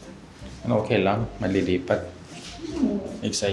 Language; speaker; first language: Filipino; non-native, learner; Korean